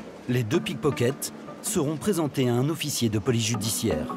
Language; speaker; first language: French; native; French